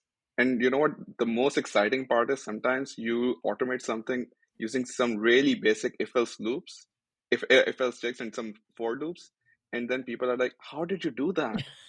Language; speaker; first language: English; non-native, local second language; Urdu